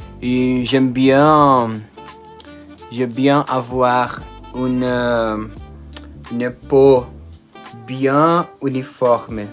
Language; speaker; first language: French; non-native, learner; Portuguese